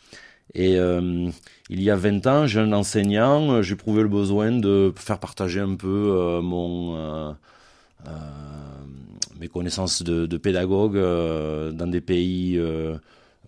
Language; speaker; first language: French; native; French